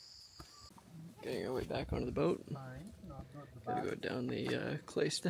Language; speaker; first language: English; native; English